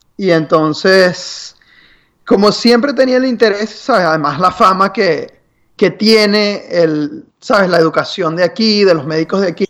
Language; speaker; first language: Spanish; native; Spanish